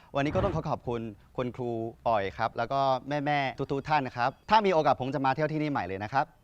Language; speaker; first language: Thai; non-native, fluent; Chinese